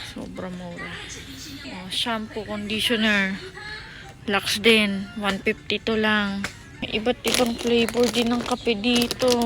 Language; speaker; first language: Filipino; native; Filipino